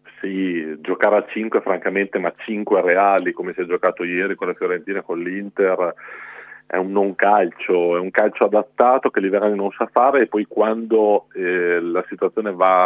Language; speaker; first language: Italian; native; Italian